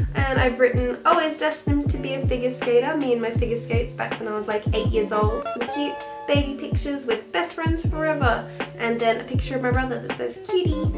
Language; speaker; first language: English; native; English